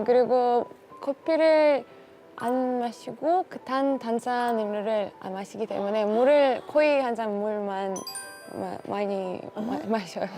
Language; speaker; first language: Korean; non-native, fluent; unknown